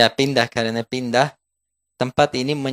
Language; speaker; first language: Indonesian; non-native, fluent; Turkish